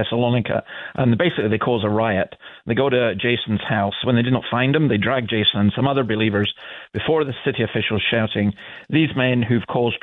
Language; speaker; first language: English; native; English